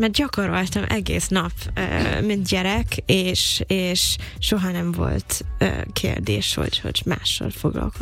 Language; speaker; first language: Hungarian; non-native, fluent; English